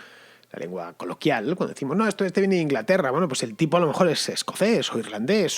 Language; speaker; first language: Spanish; native; Spanish